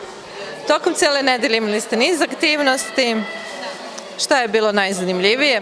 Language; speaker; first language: Serbian; native; Serbian